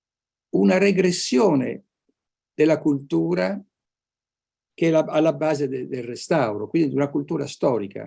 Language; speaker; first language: Italian; native; Italian